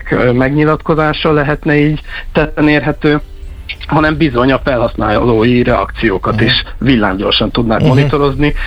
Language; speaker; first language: Hungarian; native; Hungarian